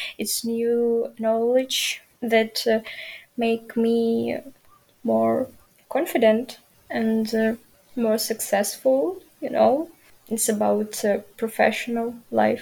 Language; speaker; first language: English; non-native, learner; Ukrainian